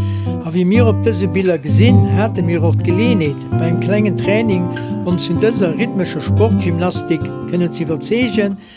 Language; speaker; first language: German; non-native, local second language; Luxembourgish